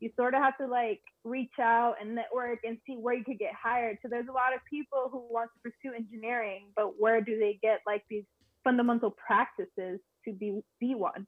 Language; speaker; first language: English; native; English